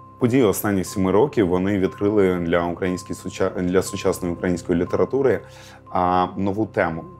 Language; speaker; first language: Ukrainian; non-native, local second language; Russian